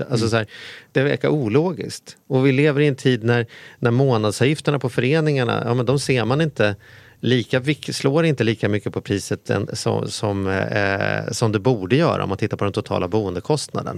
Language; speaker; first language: Swedish; native; Swedish